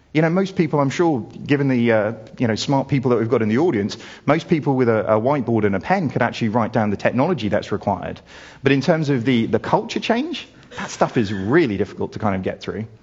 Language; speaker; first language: English; native; English